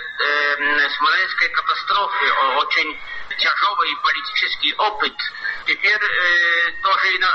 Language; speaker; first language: Russian; non-native, fluent; Polish